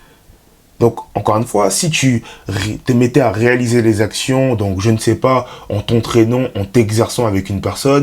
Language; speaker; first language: French; native; French